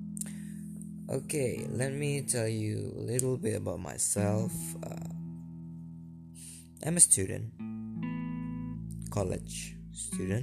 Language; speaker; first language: English; non-native, fluent; Indonesian